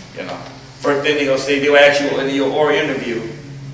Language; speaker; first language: English; native; English